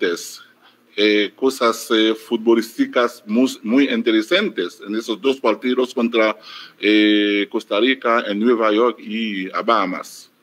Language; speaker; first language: Spanish; non-native, fluent; Haitian Creole